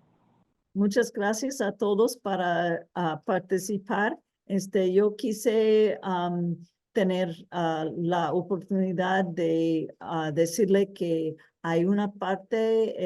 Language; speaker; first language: Spanish; early bilingual, heritage; Spanish